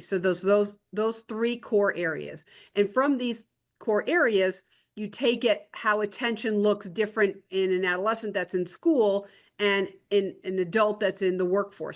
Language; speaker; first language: English; native; English